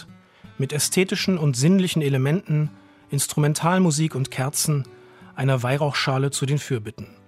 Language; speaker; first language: German; native; German